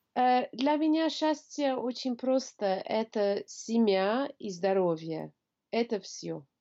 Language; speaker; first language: Russian; non-native, fluent; English